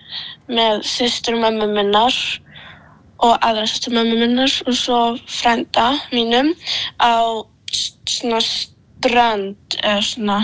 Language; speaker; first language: Icelandic; early bilingual, other home language; Polish